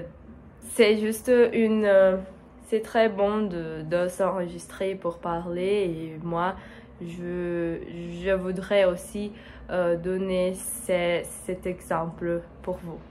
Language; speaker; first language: French; non-native, learner; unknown